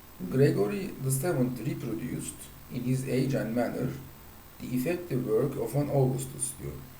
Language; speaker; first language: English; non-native, fluent; Turkish